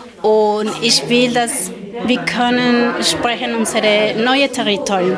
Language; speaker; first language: German; non-native, learner; Spanish